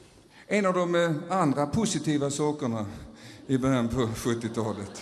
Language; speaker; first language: Swedish; native; Swedish